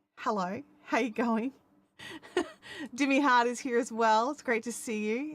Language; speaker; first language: English; native; English